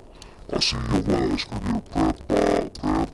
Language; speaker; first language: Spanish; non-native, fluent; English